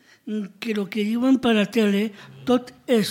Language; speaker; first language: Catalan; non-native, local second language; Spanish